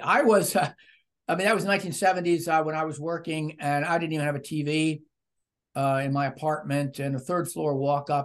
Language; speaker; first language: English; native; English